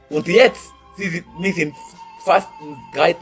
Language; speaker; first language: German; non-native, learner; French